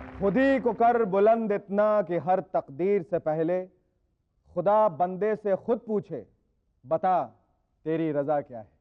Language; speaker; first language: Hindi; native; Hindi